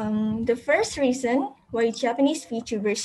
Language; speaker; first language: English; non-native, fluent; Indonesian